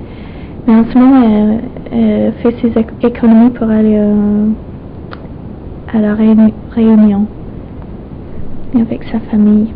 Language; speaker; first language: French; non-native, fluent; English